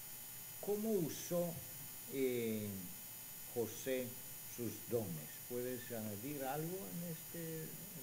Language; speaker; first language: Spanish; non-native, fluent; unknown